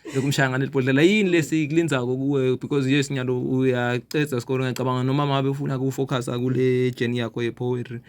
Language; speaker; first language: Zulu; native; Zulu